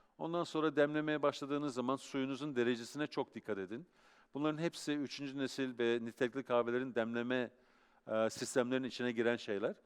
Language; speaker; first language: Turkish; early bilingual, heritage; Turkish